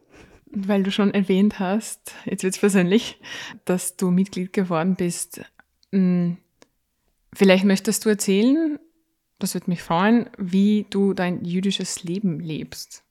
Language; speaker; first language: German; native; German